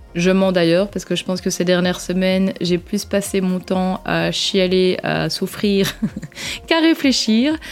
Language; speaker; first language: French; native; French